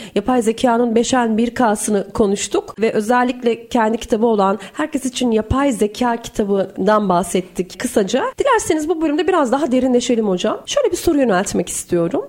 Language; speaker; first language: Turkish; native; Turkish